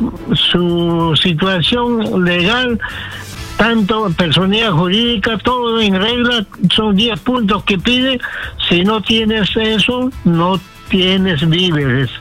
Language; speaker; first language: Spanish; native; Spanish